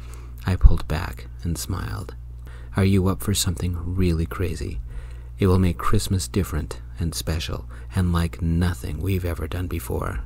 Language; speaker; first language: English; native; English